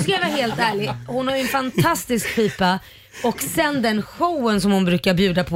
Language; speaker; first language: Swedish; native; Swedish